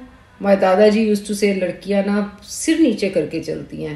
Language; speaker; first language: English; non-native, local second language; Punjabi